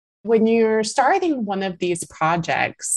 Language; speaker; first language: English; native; English